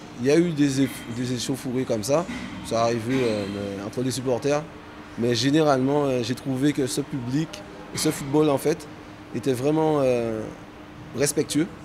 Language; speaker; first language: French; native; French